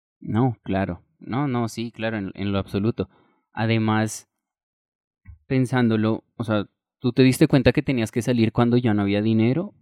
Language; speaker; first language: Spanish; native; Spanish